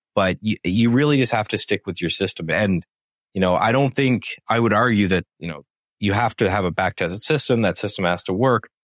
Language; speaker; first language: English; native; English